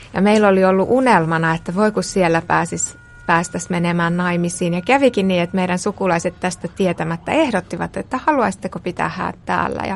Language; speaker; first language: Finnish; native; Finnish